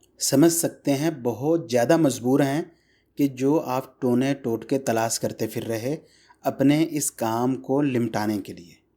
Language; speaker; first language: Hindi; non-native, fluent; Bangla